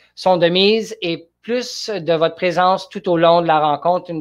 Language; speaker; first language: French; non-native, learner; English